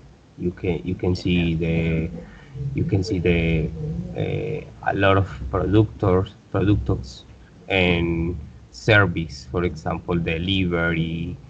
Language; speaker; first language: English; non-native, learner; Spanish